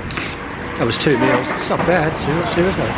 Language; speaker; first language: English; native; English